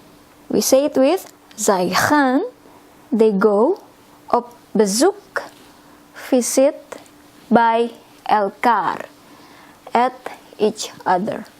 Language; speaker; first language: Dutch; non-native, learner; Indonesian